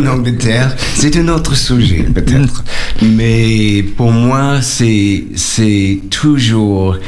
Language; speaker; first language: French; non-native, learner; English